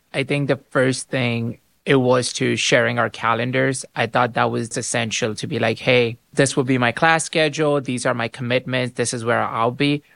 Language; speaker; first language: English; non-native, local second language; Urdu